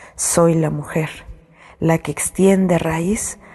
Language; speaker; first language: Spanish; native; Spanish